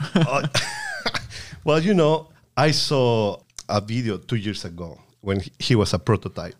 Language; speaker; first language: English; non-native, fluent; Spanish